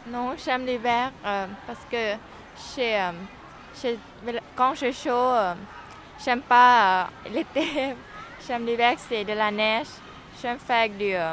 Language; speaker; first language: French; non-native, learner; Lao